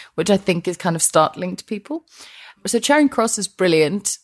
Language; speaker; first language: English; non-native, fluent; Icelandic